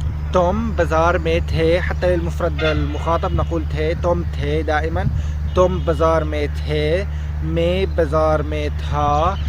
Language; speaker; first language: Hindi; non-native, fluent; Arabic